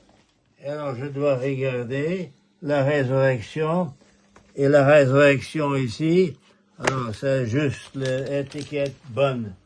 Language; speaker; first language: French; non-native, fluent; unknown